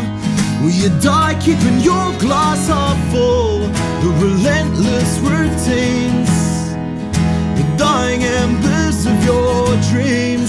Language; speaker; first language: English; native; English